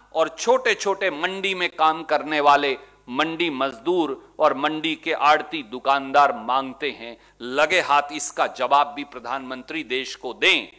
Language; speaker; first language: Hindi; native; Hindi